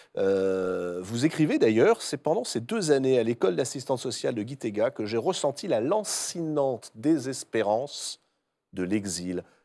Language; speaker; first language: French; native; French